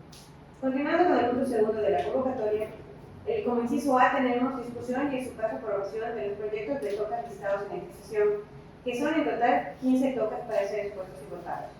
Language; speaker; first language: Spanish; native; Spanish